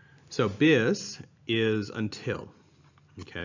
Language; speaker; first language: German; non-native, fluent; English